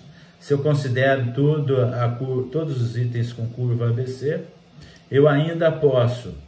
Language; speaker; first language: Portuguese; native; Portuguese